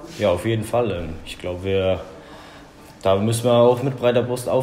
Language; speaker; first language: German; native; German